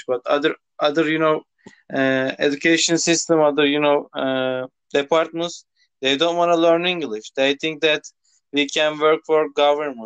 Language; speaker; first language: English; non-native, local second language; Turkish